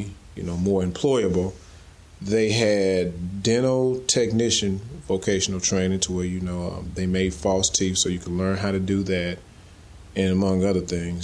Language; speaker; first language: English; native; English